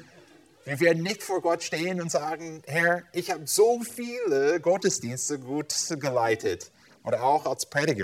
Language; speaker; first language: German; non-native, fluent; English